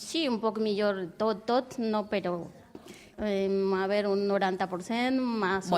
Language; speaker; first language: Catalan; non-native, learner; Spanish